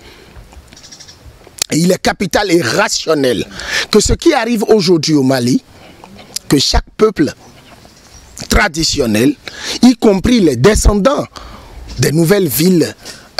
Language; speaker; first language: French; non-native, local second language; Fon